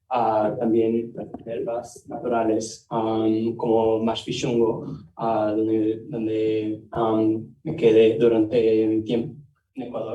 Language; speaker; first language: Spanish; non-native, learner; English